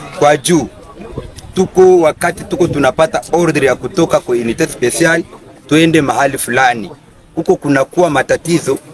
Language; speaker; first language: Swahili; native; Swahili